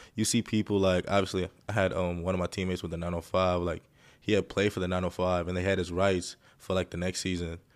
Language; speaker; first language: English; early bilingual, other home language; Greek